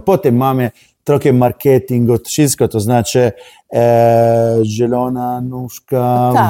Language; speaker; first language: Polish; non-native, learner; Italian